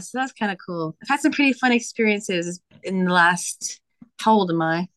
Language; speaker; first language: English; native; English